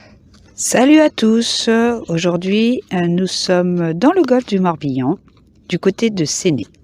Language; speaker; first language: French; native; French